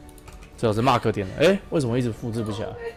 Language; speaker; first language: Chinese; native; Chinese